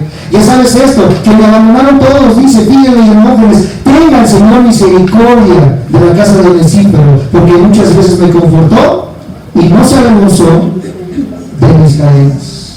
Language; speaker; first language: Spanish; native; Spanish